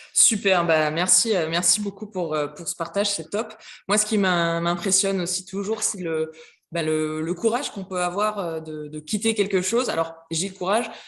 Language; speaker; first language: French; native; French